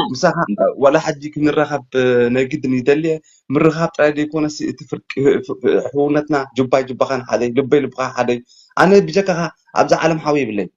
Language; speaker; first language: Tigrinya; native; Tigrinya